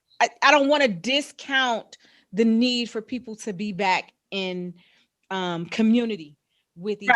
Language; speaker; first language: English; native; English